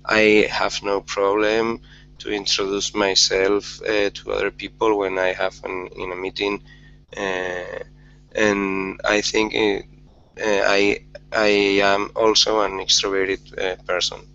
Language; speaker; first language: English; non-native, learner; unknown